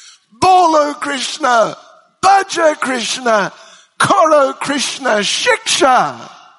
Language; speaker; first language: Russian; non-native, learner; English